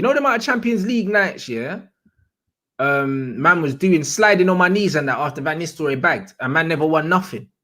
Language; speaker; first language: English; native; English